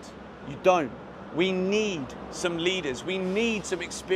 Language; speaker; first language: English; native; English